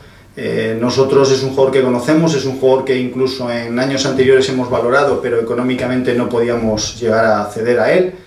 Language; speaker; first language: Spanish; native; Spanish